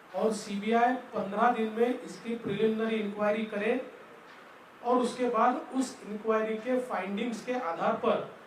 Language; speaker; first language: Hindi; non-native, local second language; Marathi